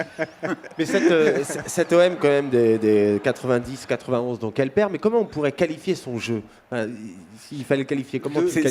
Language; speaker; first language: French; native; French